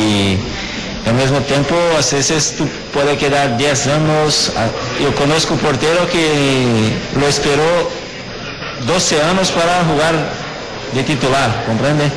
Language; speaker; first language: Spanish; non-native, fluent; Portuguese